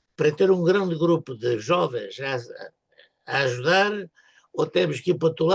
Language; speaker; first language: Portuguese; native; Portuguese